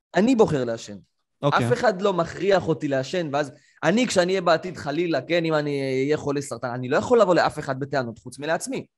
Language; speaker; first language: Hebrew; native; Hebrew